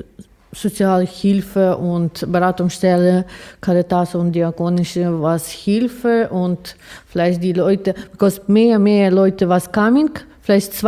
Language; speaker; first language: German; non-native, learner; Ukrainian